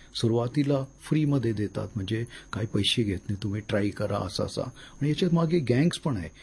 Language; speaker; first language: Marathi; non-native, local second language; Hindi